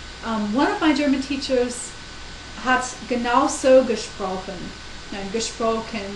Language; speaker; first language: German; non-native, learner; English